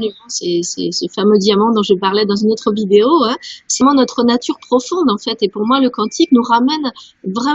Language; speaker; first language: French; native; French